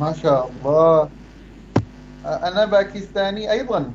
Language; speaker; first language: Arabic; non-native, learner; Urdu